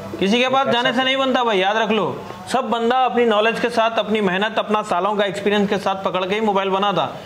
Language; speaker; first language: Hindi; native; Hindi